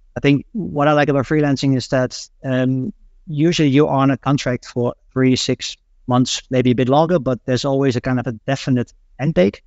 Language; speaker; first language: English; non-native, fluent; Dutch